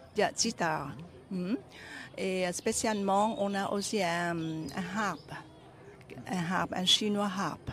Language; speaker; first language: French; non-native, fluent; Vietnamese